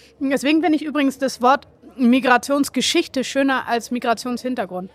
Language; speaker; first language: German; early bilingual, other home language; Kabuverdianu